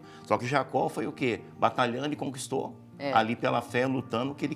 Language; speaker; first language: Portuguese; native; Portuguese